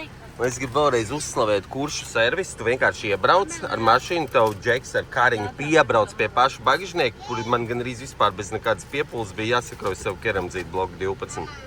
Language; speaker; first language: Latvian; native; Latvian